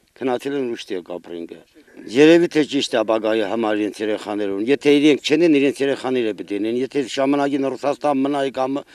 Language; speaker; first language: Armenian; native; Armenian